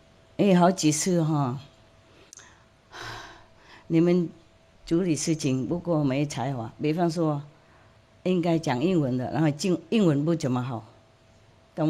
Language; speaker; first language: Chinese; non-native, fluent; Vietnamese